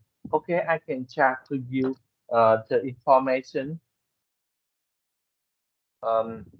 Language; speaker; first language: English; non-native, learner; Vietnamese